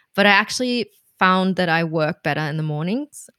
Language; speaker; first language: English; non-native, fluent; German